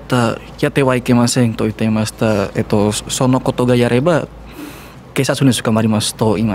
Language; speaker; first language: Japanese; non-native, learner; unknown